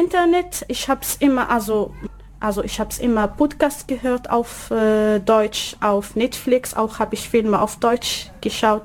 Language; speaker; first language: German; non-native, learner; Arabic